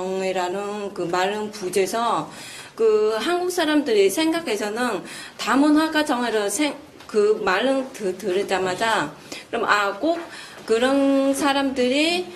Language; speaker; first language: Korean; non-native, fluent; Vietnamese